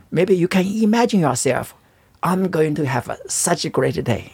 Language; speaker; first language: English; non-native, learner; Chinese